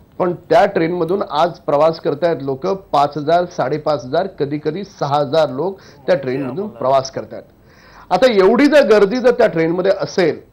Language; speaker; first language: Marathi; native; Marathi